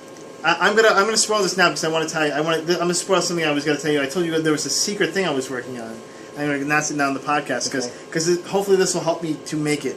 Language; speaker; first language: English; native; English